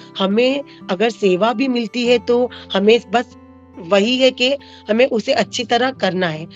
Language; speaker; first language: Hindi; non-native, local second language; Marathi